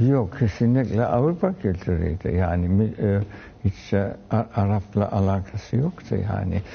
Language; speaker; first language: Turkish; early bilingual, heritage; French